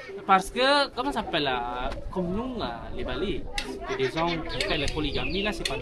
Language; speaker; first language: French; non-native, learner; Balinese